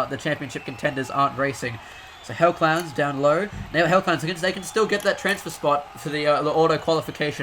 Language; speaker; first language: English; native; English